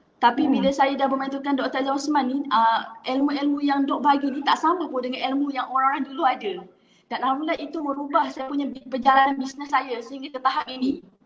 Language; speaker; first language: Malay; native; Malay